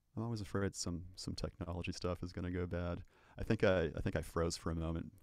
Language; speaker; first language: English; native; English